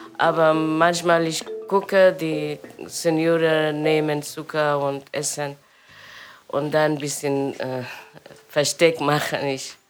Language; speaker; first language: German; non-native, learner; Persian